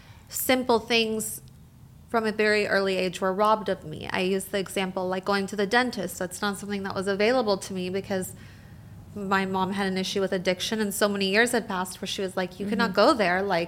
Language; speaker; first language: English; native; English